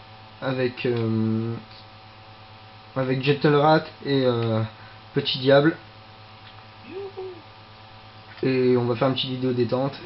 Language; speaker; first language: French; native; French